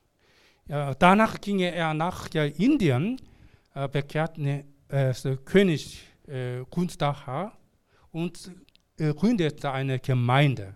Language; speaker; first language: German; non-native, learner; Korean